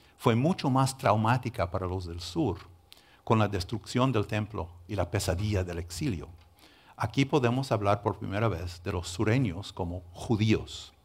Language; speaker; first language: Spanish; non-native, fluent; English